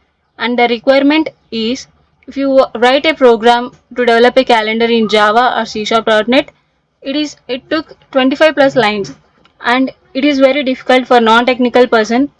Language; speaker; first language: English; non-native, local second language; Telugu